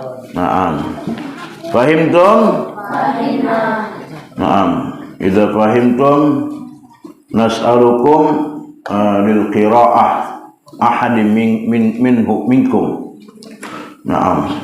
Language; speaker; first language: Arabic; non-native, fluent; Indonesian